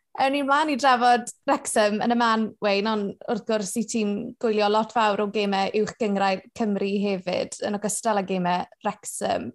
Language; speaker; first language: Welsh; native; Welsh